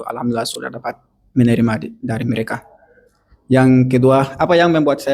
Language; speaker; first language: Indonesian; non-native, learner; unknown